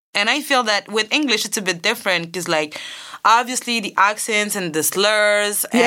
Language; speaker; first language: English; non-native, fluent; French